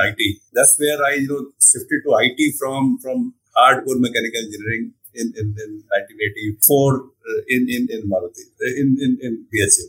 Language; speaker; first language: English; non-native, local second language; Punjabi